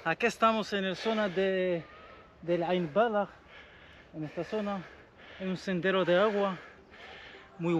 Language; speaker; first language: Spanish; non-native, fluent; Arabic